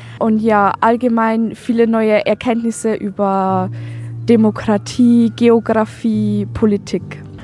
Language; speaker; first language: German; native; German